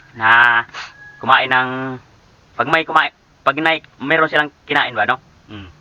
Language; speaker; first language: Filipino; native; Filipino